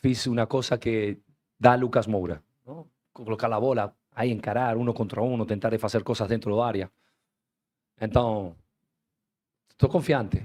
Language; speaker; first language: Portuguese; non-native, fluent; Spanish